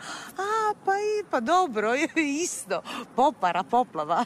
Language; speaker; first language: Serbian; non-native, fluent; Italian